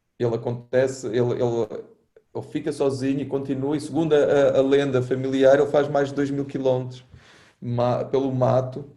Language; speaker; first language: Portuguese; native; Portuguese